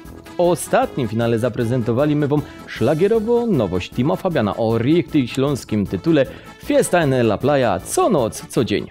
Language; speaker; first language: Polish; native; Polish